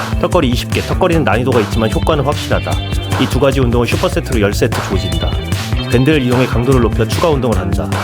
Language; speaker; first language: Korean; native; Korean